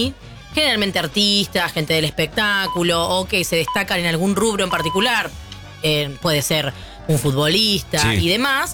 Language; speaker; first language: Spanish; native; Spanish